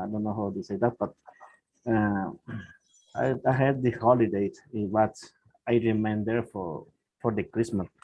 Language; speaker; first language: English; non-native, learner; Spanish